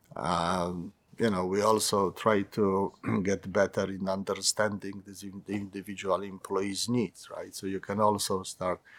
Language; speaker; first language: English; non-native, fluent; Polish